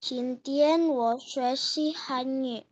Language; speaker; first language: Chinese; non-native, learner; Indonesian